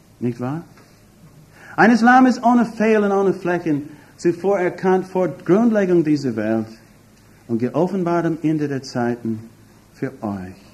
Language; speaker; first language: German; non-native, fluent; English